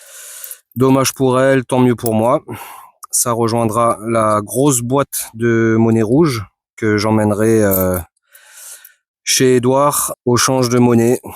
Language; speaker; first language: French; native; French